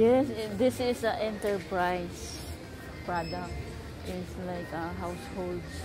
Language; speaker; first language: English; non-native, learner; Filipino